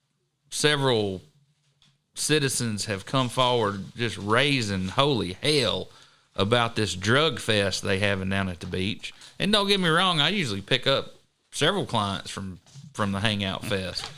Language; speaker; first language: English; native; English